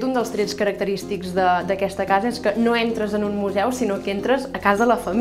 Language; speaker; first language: Catalan; native; Catalan